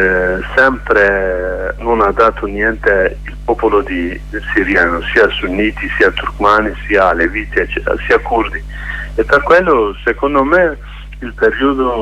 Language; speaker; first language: Italian; non-native, learner; Kurdish